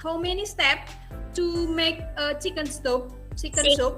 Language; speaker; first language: English; non-native, learner; Indonesian